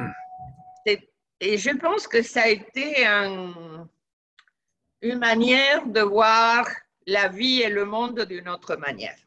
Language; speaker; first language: French; non-native, fluent; Spanish